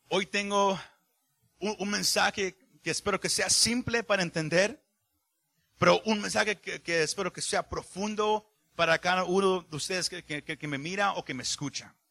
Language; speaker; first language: Spanish; early bilingual, heritage; Spanish